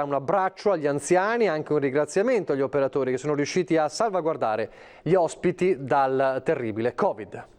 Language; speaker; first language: Italian; native; Italian